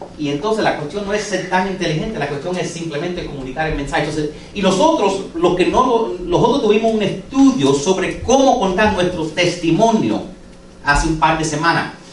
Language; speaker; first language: Spanish; non-native, fluent; English